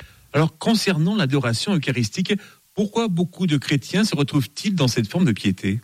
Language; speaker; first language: French; native; French